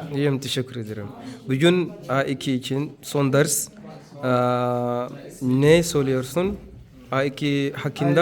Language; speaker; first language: Turkish; non-native, learner; Arabic